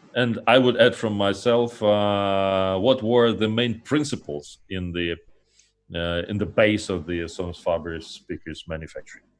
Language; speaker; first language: English; non-native, fluent; Russian